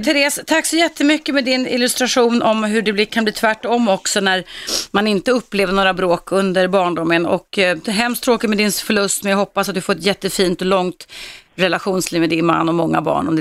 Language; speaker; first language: Swedish; native; Swedish